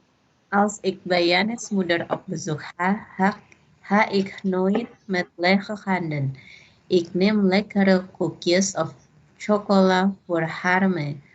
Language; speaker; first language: Dutch; non-native, learner; Indonesian